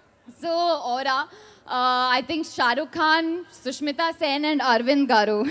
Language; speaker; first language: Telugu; non-native, learner; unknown